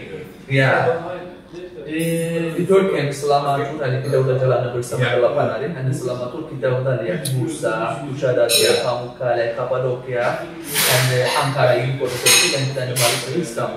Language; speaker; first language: Indonesian; non-native, learner; Turkish